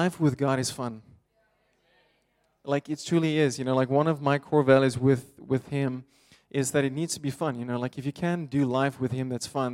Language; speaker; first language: English; non-native, local second language; Afrikaans